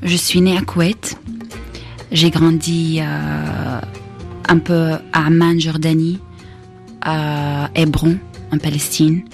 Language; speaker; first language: French; non-native, fluent; Arabic